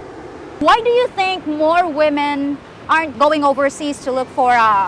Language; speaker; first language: English; native; English